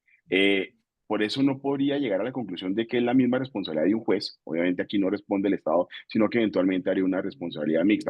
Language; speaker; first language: Spanish; native; Spanish